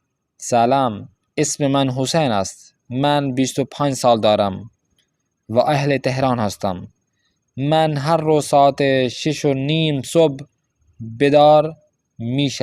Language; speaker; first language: Persian; non-native, fluent; Urdu